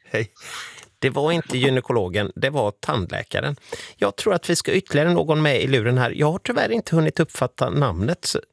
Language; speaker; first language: Swedish; native; Swedish